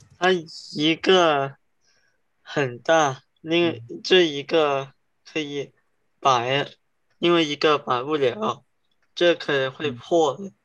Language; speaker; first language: Chinese; early bilingual, heritage; Chinese